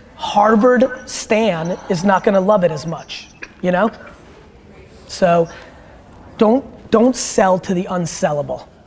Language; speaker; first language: English; early bilingual, other home language; Russian